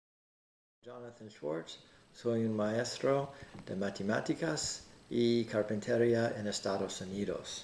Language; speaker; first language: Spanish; non-native, learner; English